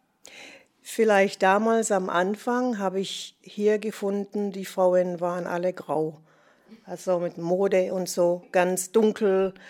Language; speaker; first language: German; non-native, fluent; English